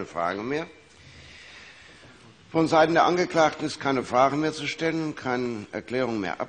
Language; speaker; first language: German; native; German